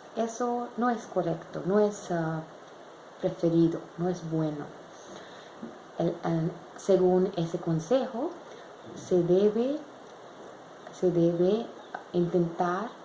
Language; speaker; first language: Spanish; non-native, learner; English